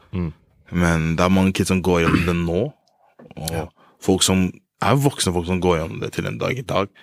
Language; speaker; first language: Norwegian; early bilingual, other home language; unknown